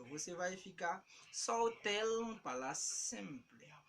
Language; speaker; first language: Portuguese; non-native, learner; Haitian Creole